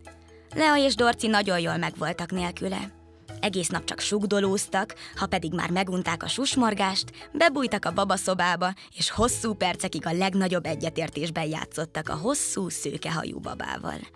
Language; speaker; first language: Hungarian; native; Hungarian